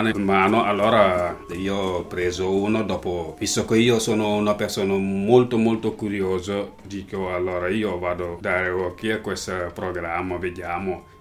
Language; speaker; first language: Italian; non-native, learner; Wolof